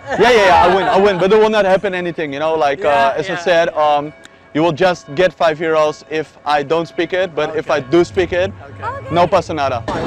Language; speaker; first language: English; non-native, fluent; Dutch